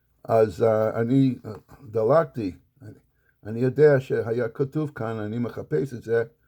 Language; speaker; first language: Hebrew; non-native, fluent; English